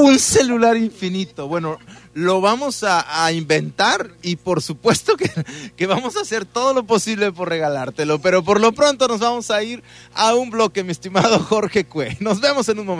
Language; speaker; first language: Spanish; native; Spanish